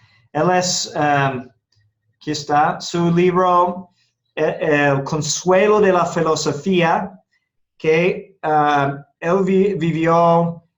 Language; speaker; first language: Spanish; non-native, fluent; English